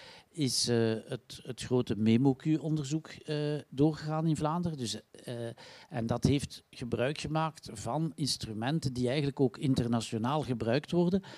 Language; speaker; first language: Dutch; native; Dutch